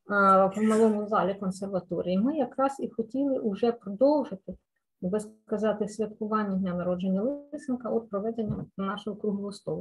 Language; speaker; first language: Ukrainian; native; Ukrainian